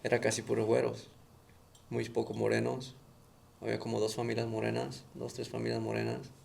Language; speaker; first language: Spanish; early bilingual, other home language; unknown